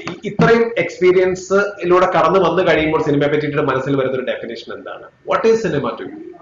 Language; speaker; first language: Malayalam; native; Malayalam